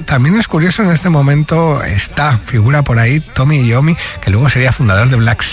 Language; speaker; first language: Spanish; native; Spanish